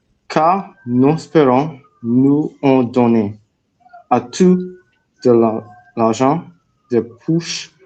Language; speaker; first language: French; non-native, learner; English